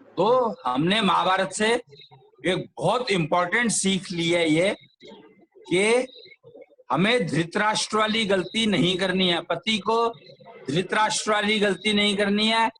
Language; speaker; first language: Hindi; native; Hindi